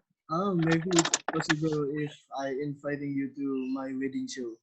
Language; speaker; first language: English; non-native, learner; Indonesian